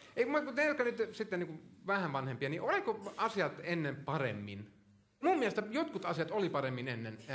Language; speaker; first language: Finnish; non-native, local second language; Swedish